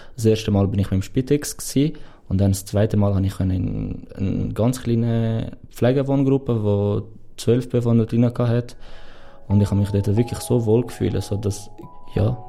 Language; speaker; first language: German; non-native, fluent; Portuguese